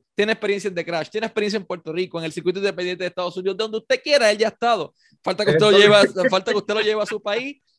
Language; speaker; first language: Spanish; native; Spanish